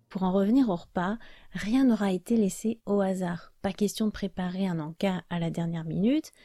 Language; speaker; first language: French; native; French